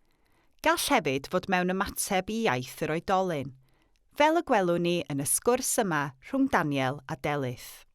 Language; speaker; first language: Welsh; native; Welsh